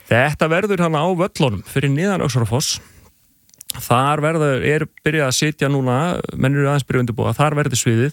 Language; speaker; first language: Icelandic; native; Icelandic